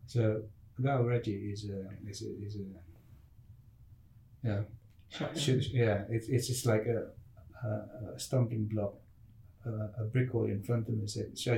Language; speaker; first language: English; non-native, local second language; Filipino